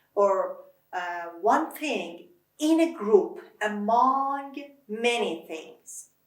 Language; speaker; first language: English; non-native, fluent; Persian